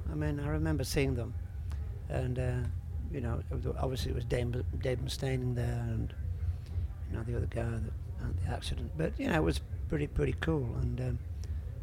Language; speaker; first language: English; native; English